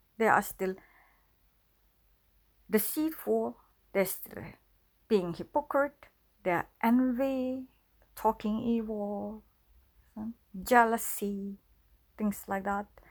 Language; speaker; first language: English; non-native, fluent; Indonesian